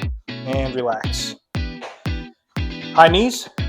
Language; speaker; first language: English; native; English